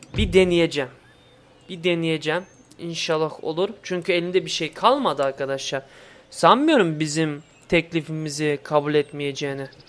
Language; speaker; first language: Turkish; early bilingual, heritage; Turkish